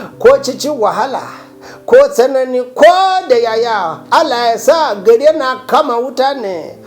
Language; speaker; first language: Hausa; non-native, local second language; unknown